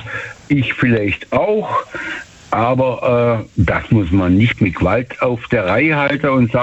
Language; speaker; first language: German; native; German